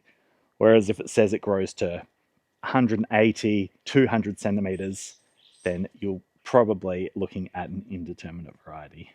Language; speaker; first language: English; native; English